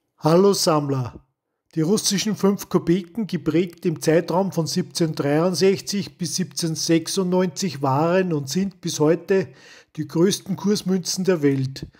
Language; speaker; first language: German; native; German